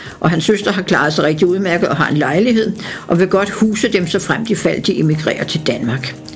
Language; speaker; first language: Danish; native; Danish